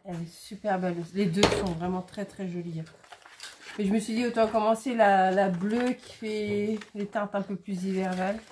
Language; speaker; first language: French; native; French